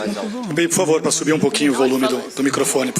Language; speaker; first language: Portuguese; native; Portuguese